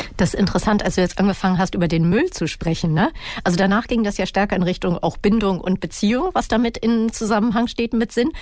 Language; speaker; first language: German; native; German